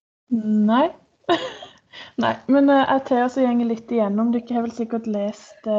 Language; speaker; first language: Norwegian; native; Norwegian